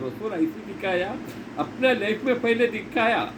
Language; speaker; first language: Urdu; non-native, local second language; Malayalam